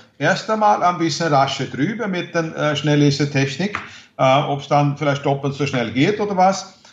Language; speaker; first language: German; non-native, fluent; Swedish